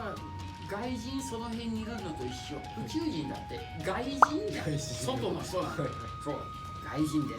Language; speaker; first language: Japanese; native; Japanese